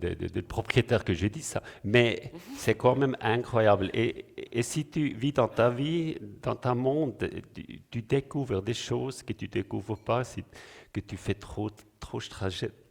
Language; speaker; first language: French; non-native, local second language; German